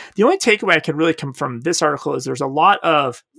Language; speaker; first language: English; native; English